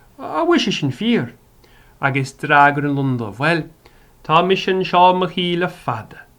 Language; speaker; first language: Irish; native; Irish